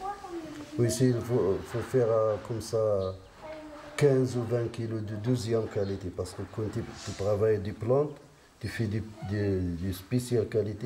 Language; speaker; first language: French; non-native, local second language; Arabic